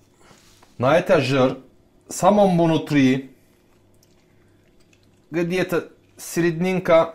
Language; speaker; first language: Russian; non-native, learner; Turkish